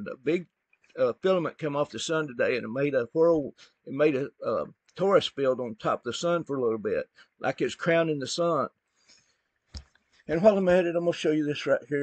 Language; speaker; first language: English; native; English